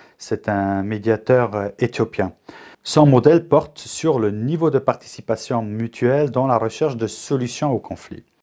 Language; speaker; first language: French; native; French